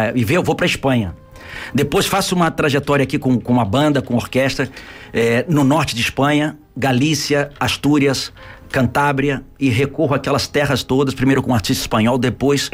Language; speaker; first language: Portuguese; native; Portuguese